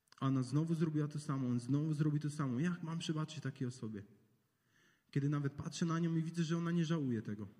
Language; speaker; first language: Polish; native; Polish